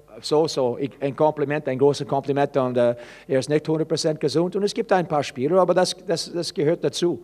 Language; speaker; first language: German; non-native, fluent; English